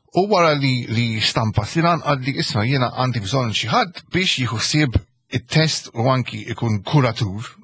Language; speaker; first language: Maltese; early bilingual, heritage; Maltese